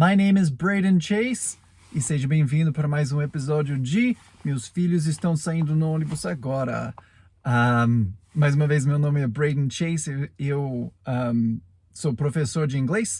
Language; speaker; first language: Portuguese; non-native, fluent; English